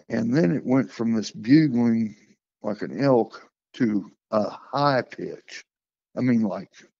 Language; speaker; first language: English; native; English